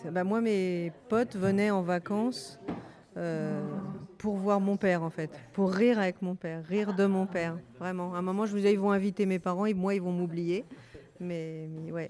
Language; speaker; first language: French; native; French